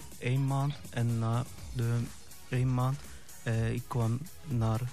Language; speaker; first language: Dutch; non-native, learner; Turkish